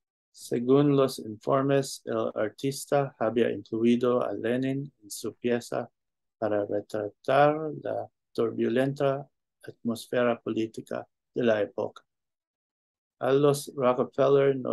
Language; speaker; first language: Spanish; non-native, learner; English